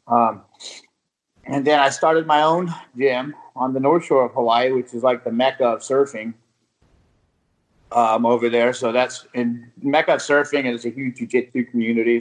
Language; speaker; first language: English; native; English